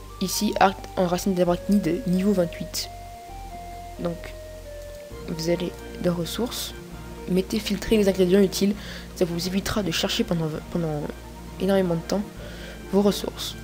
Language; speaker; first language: French; native; French